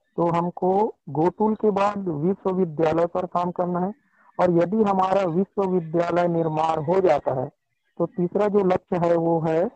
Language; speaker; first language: Hindi; native; Hindi